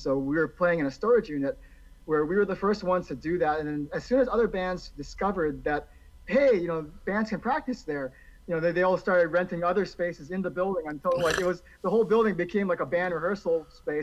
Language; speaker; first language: English; native; English